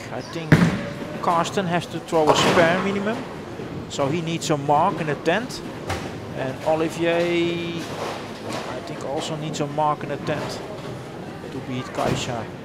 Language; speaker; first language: English; non-native, fluent; Dutch